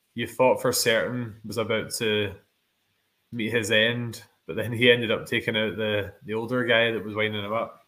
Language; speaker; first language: English; native; English